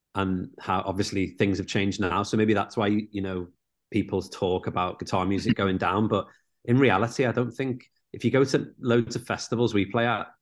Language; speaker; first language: English; native; English